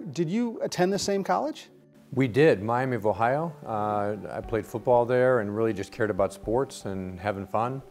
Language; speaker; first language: English; native; English